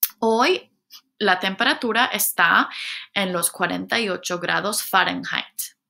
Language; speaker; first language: Spanish; non-native, fluent; English